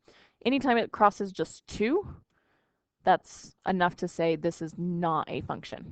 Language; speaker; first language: English; native; English